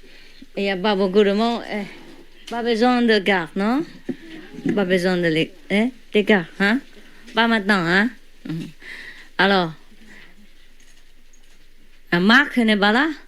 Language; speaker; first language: French; non-native, learner; Vietnamese